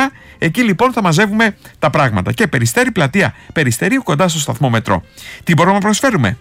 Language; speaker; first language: Greek; native; Greek